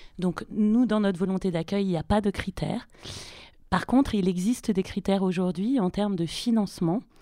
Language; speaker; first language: French; native; French